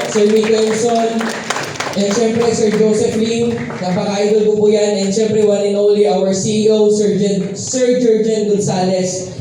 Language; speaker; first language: Filipino; non-native, local second language; Cebuano